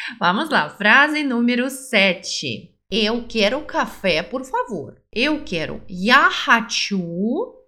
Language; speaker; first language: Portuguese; non-native, fluent; Russian